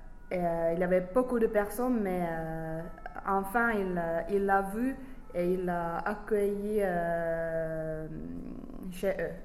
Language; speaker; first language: French; non-native, fluent; English